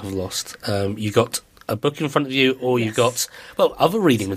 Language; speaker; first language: English; native; English